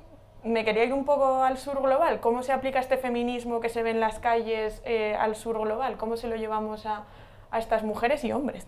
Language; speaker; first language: Spanish; native; Spanish